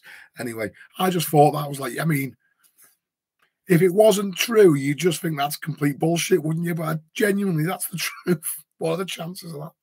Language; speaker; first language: English; native; English